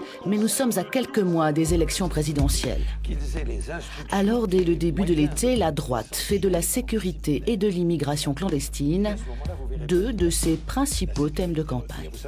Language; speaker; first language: French; native; French